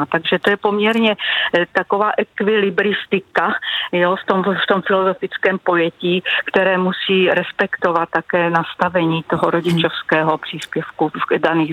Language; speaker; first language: Czech; native; Czech